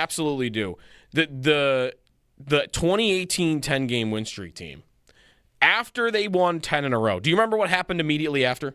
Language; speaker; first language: English; native; English